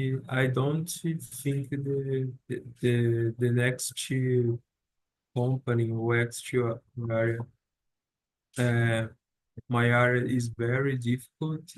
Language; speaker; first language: English; non-native, learner; Portuguese